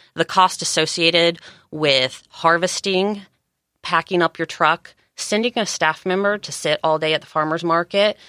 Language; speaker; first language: English; native; English